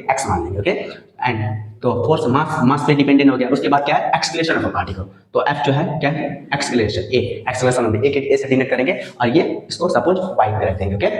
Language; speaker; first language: Hindi; non-native, local second language; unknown